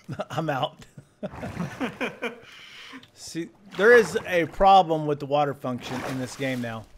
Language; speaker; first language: English; native; English